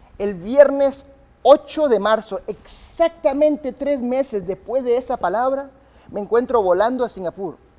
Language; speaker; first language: Spanish; early bilingual, other home language; English